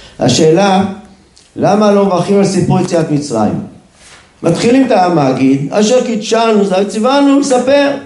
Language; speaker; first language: Hebrew; native; Hebrew